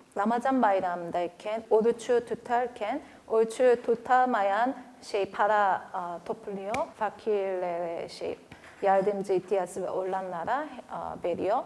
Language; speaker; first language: Turkish; non-native, learner; Korean